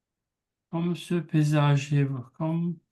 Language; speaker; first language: French; non-native, learner; English